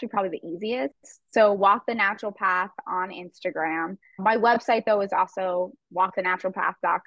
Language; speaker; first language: English; native; English